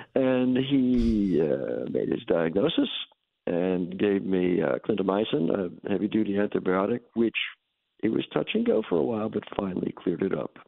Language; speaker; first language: English; native; English